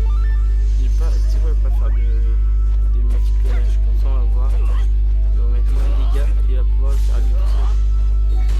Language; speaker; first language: French; native; French